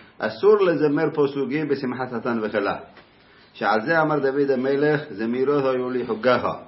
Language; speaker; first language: Hebrew; native; Hebrew